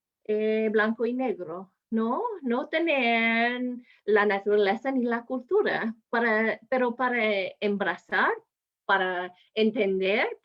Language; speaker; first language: Spanish; non-native, fluent; English